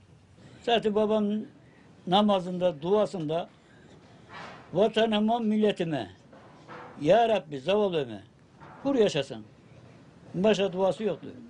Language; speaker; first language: Turkish; native; Turkish